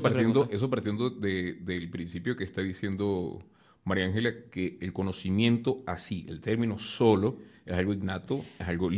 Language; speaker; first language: Spanish; native; Spanish